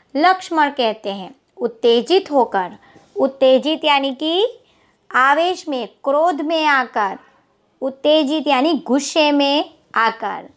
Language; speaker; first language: Hindi; non-native, local second language; Gujarati